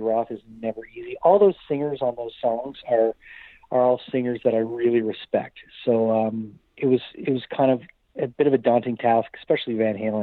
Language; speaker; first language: English; native; English